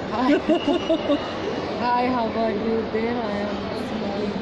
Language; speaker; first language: English; non-native, learner; Turkish